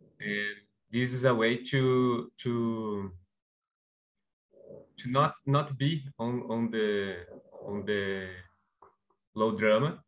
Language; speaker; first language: English; non-native, learner; Portuguese